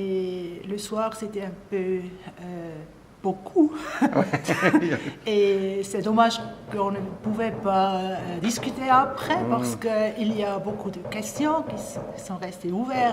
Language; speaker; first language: French; non-native, local second language; German